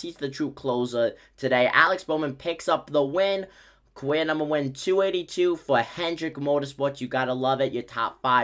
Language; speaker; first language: English; native; English